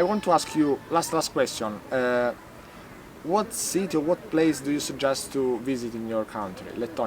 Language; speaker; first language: English; non-native, learner; Italian